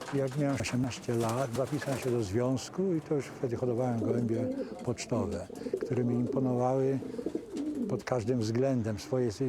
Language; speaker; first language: Polish; native; Polish